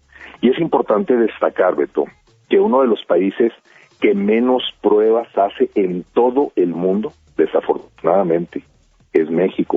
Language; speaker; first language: Spanish; native; Spanish